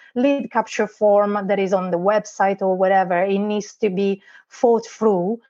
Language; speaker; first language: English; non-native, fluent; Italian